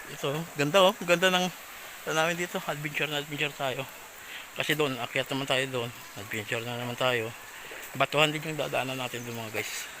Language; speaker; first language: Filipino; native; Filipino